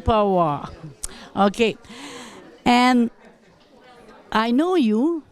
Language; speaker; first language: English; non-native, local second language; French